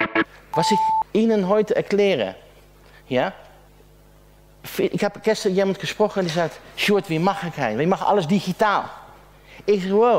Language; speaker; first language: German; non-native, learner; Dutch